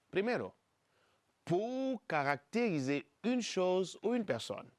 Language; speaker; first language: French; non-native, fluent; Spanish